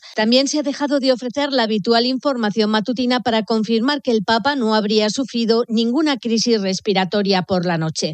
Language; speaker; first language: Spanish; native; Spanish